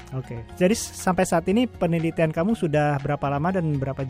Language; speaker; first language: Indonesian; native; Indonesian